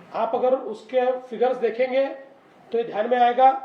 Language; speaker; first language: Hindi; non-native, local second language; Marathi